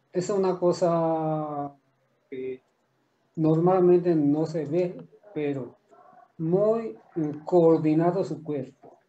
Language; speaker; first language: Spanish; non-native, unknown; Japanese